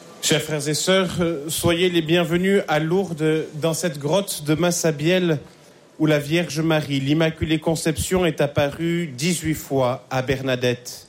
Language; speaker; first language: French; native; French